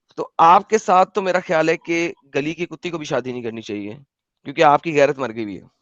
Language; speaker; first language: Urdu; native; Urdu